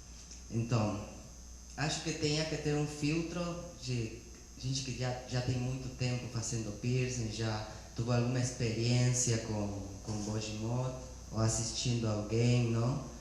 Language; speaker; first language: Portuguese; non-native, learner; Spanish